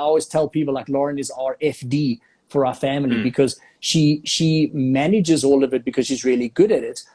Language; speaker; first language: English; native; English